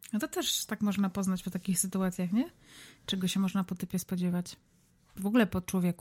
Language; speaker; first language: Polish; native; Polish